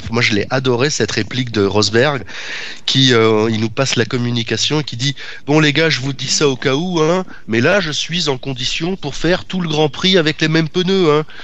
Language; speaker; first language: French; native; French